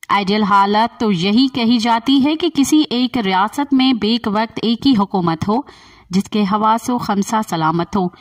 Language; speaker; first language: Urdu; non-native, local second language; Sindhi